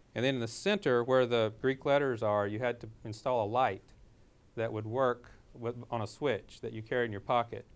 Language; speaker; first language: English; native; English